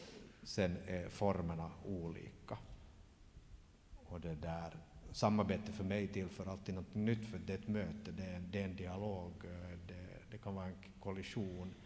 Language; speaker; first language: Swedish; native; Swedish